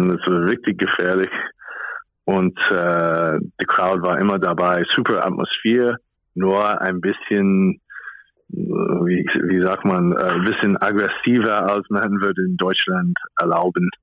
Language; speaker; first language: German; non-native, fluent; English